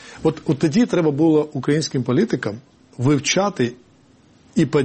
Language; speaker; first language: Ukrainian; non-native, fluent; Georgian